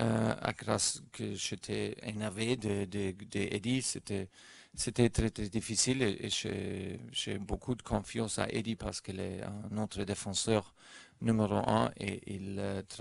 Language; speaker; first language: French; non-native, learner; German